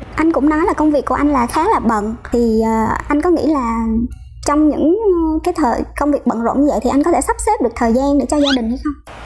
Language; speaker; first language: Vietnamese; native; Vietnamese